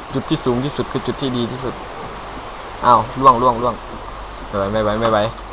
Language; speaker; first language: Thai; native; Thai